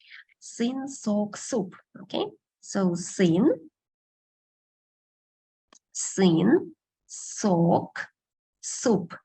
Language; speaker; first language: Russian; non-native, fluent; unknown